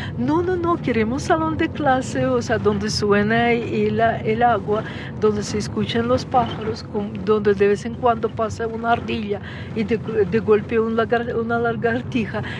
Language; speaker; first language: Spanish; non-native, fluent; Russian